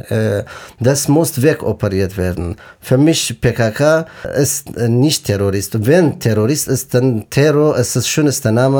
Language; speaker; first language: German; non-native, fluent; Kurdish